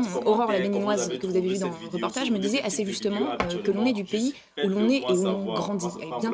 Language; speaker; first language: French; native; French